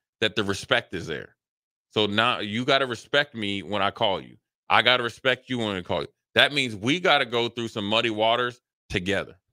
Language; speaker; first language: English; native; English